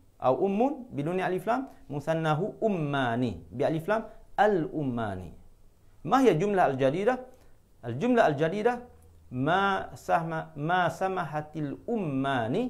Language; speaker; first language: Arabic; non-native, fluent; Malay